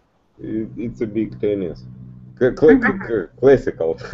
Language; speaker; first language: English; non-native, learner; Russian